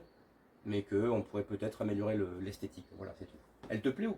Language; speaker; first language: French; native; French